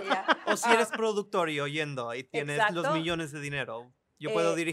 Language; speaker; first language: Spanish; early bilingual, other home language; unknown